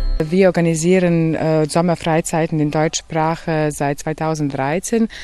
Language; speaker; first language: German; non-native, fluent; Serbian